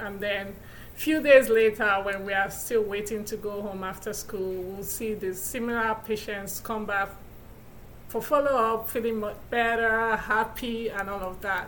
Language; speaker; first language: English; non-native, local second language; Igbo